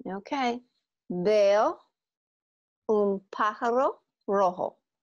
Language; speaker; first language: Spanish; non-native, learner; English